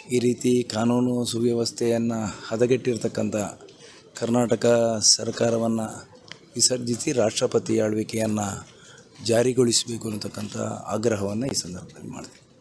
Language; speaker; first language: Kannada; native; Kannada